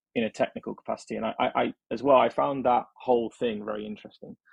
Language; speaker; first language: English; native; English